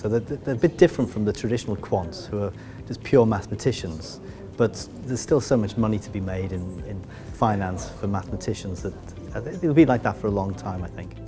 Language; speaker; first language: English; native; English